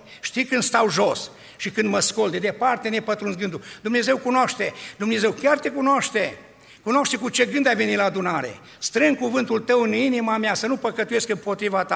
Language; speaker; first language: Romanian; native; Romanian